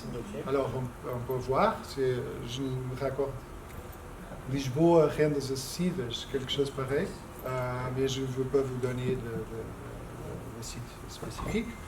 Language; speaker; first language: French; non-native, fluent; Portuguese